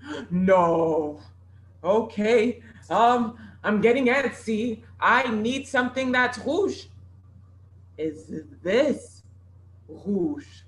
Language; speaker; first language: English; early bilingual, other home language; French